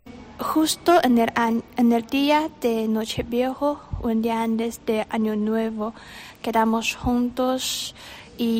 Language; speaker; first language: Spanish; non-native, learner; Chinese